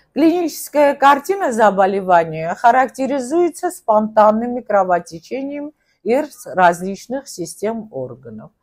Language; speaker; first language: Russian; non-native, local second language; Armenian